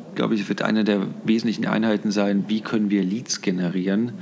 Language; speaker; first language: German; native; German